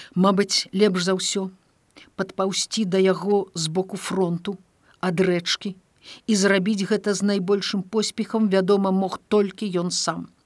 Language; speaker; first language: Belarusian; native; Belarusian